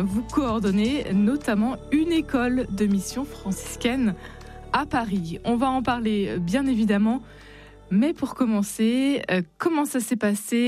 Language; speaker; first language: French; native; French